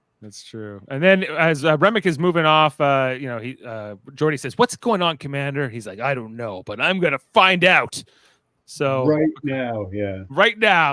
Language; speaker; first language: English; native; English